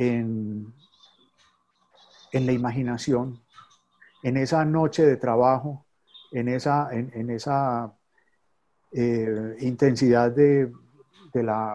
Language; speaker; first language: Spanish; native; Spanish